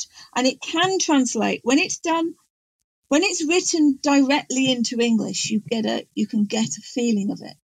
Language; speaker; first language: English; native; English